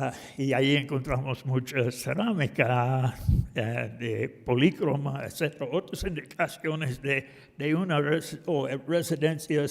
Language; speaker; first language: Spanish; non-native, fluent; English